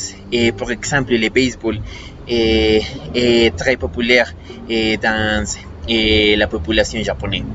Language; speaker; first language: French; non-native, learner; Spanish